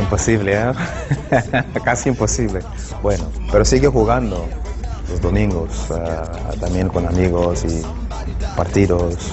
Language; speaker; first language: Spanish; non-native, fluent; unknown